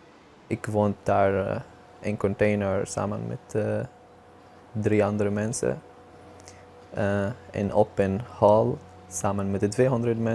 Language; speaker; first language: Dutch; non-native, learner; Arabic